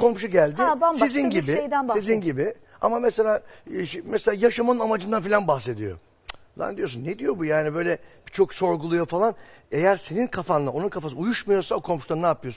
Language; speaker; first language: Turkish; native; Turkish